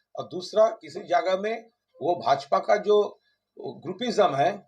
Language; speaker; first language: Hindi; non-native, local second language; Bangla